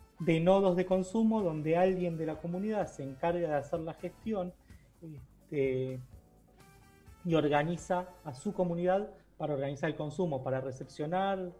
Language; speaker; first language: Spanish; native; Spanish